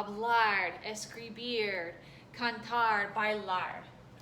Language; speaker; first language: Spanish; non-native, fluent; English